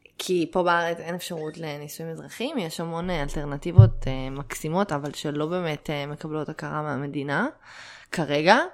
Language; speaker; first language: Hebrew; early bilingual, other home language; Russian